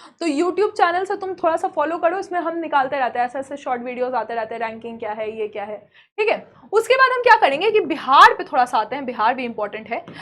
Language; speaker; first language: Hindi; native; Hindi